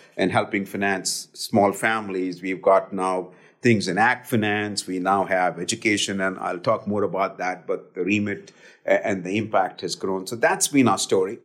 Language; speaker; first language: English; non-native, local second language; Hindi